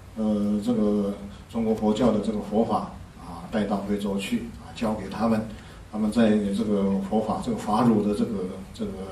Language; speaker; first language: Chinese; native; Chinese